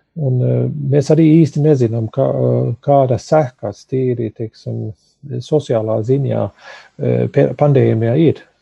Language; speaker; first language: Latvian; native; Latvian